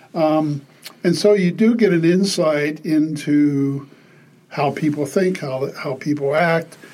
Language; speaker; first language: English; native; English